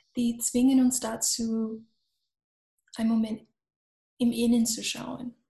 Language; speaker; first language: German; non-native, fluent; English